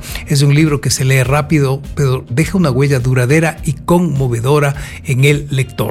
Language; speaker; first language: Spanish; native; Spanish